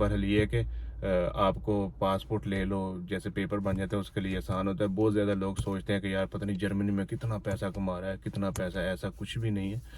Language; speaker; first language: Urdu; non-native, local second language; Punjabi